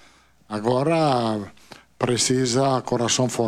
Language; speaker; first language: Portuguese; non-native, fluent; Italian